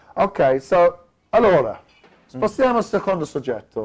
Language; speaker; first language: Italian; non-native, learner; English